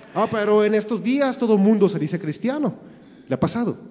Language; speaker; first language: Spanish; native; Spanish